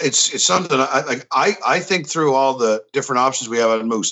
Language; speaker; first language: English; native; English